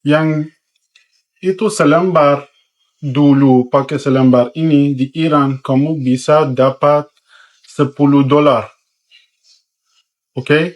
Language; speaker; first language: Indonesian; non-native, fluent; Persian